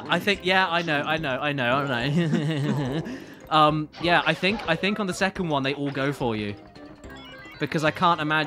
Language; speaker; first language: English; native; English